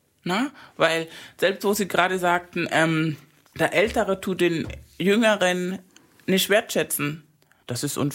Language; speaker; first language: German; native; German